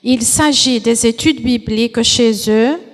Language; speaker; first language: French; non-native, fluent; Portuguese